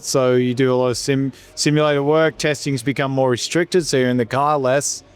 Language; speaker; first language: English; native; English